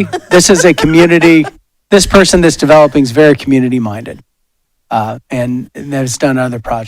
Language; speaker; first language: English; native; English